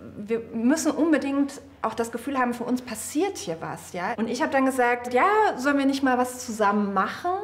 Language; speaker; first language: German; native; German